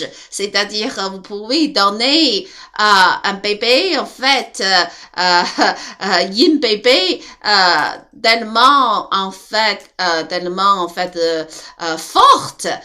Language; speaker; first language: French; non-native, learner; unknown